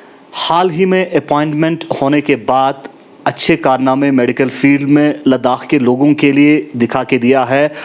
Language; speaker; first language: Hindi; non-native, local second language; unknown